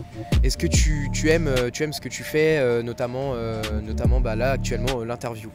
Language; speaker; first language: French; native; French